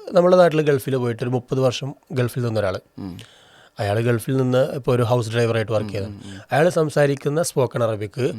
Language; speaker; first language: Malayalam; native; Malayalam